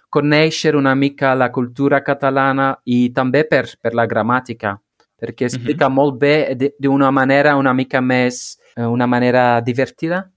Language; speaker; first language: Catalan; non-native, learner; Dutch